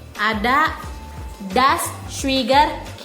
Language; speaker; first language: German; non-native, learner; Indonesian